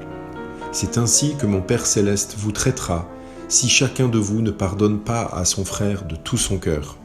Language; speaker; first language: French; native; French